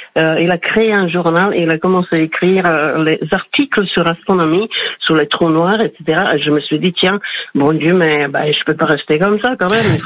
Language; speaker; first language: French; non-native, fluent; Slovak